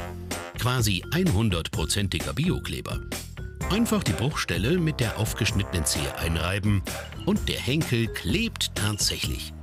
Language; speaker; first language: German; native; German